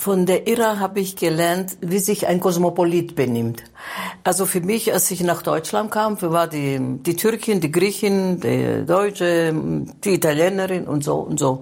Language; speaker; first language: German; non-native, fluent; Greek